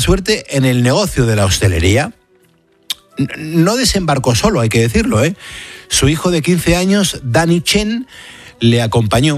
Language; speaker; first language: Spanish; native; Spanish